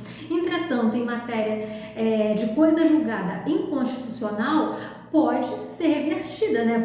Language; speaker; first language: Portuguese; native; Portuguese